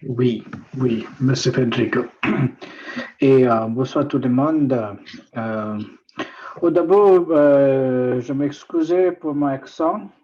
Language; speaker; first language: French; non-native, learner; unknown